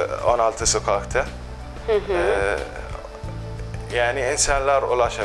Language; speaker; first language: Turkish; non-native, local second language; Arabic